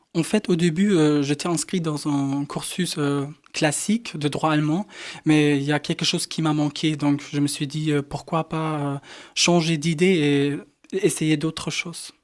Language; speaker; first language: French; non-native, fluent; German